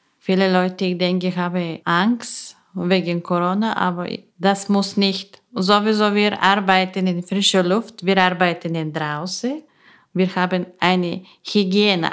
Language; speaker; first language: German; non-native, learner; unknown